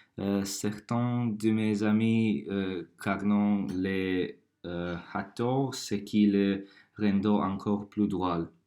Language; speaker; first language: French; non-native, learner; Croatian